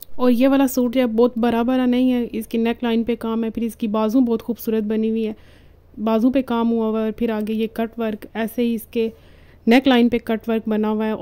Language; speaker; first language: Urdu; native; Urdu